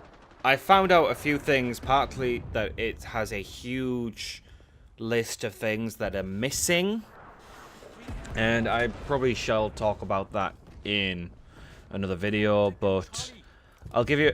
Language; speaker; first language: English; native; English